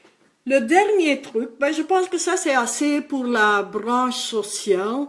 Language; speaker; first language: French; non-native, local second language; Dutch